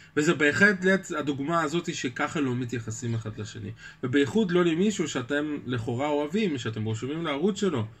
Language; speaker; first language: Hebrew; early bilingual, other home language; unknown